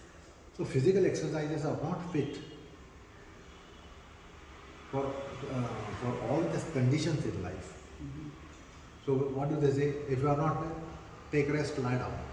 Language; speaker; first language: English; non-native, fluent; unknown